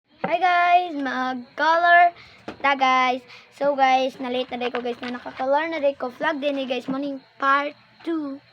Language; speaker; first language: Filipino; non-native, local second language; Cebuano